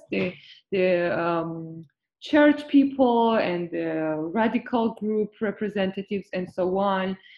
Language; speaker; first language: English; non-native, fluent; Georgian